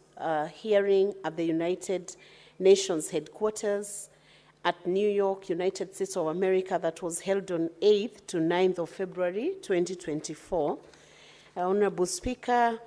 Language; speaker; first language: English; non-native, local second language; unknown